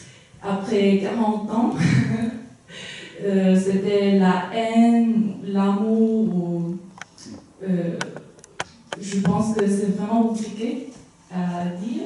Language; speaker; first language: French; non-native, fluent; Korean